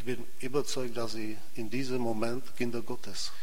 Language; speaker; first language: German; non-native, fluent; Czech